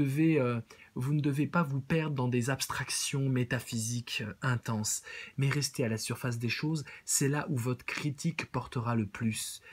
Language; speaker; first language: French; native; French